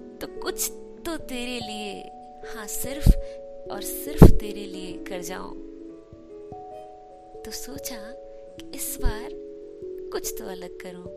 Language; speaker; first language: Hindi; native; Hindi